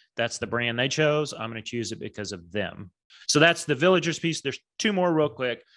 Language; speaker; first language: English; native; English